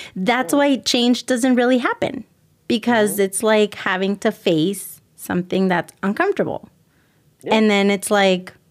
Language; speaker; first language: English; early bilingual, other home language; Spanish